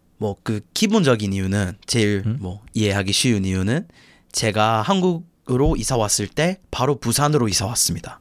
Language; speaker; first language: Korean; non-native, fluent; English